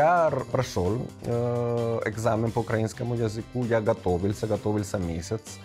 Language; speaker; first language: Ukrainian; non-native, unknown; Spanish